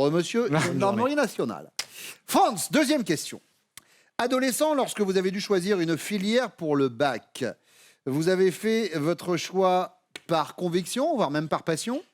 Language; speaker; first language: French; native; French